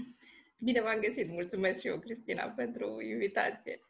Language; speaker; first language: Romanian; native; Romanian